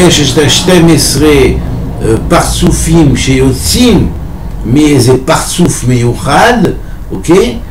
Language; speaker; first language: Hebrew; non-native, fluent; French